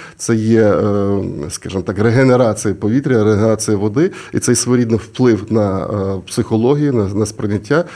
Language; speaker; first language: Ukrainian; native; Ukrainian